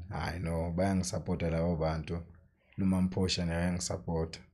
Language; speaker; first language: Zulu; native; Zulu